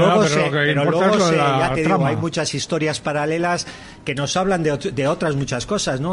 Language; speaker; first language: Spanish; native; Spanish